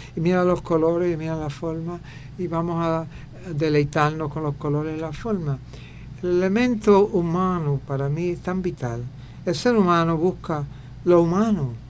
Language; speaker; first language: Spanish; early bilingual, heritage; Spanish